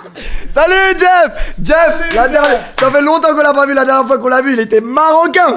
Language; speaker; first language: French; native; French